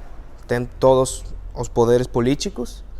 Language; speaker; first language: Portuguese; non-native, fluent; Spanish